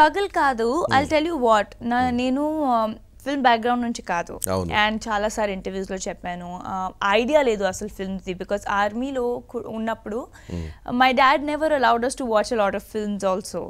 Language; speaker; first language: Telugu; non-native, local second language; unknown